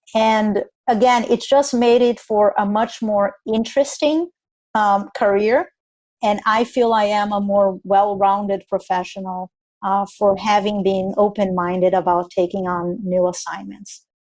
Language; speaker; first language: English; non-native, fluent; Spanish